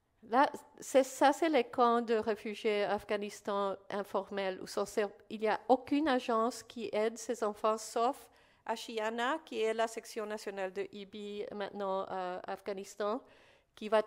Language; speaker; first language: French; non-native, fluent; Spanish